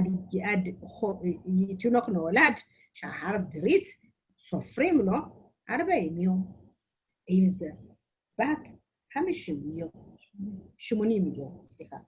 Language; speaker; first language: Hebrew; non-native, learner; Amharic